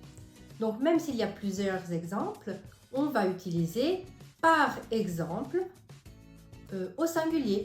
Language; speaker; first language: French; non-native, fluent; Italian